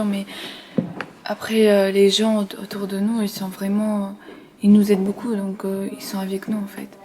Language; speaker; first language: French; early bilingual, other home language; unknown